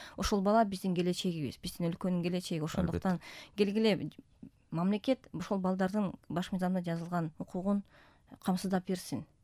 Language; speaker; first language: Kyrgyz; native; Kyrgyz